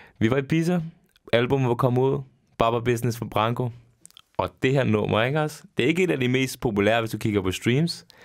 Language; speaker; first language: Danish; early bilingual, other home language; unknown